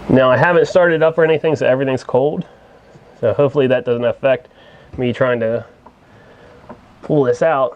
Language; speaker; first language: English; native; English